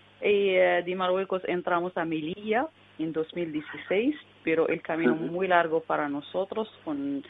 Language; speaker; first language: Spanish; non-native, learner; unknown